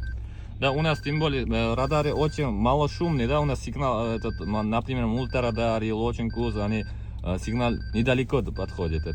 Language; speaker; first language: Russian; non-native, local second language; Uzbek